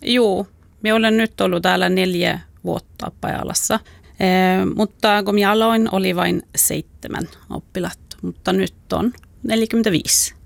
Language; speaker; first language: Finnish; non-native, local second language; Swedish